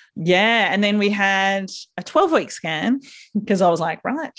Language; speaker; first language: English; native; English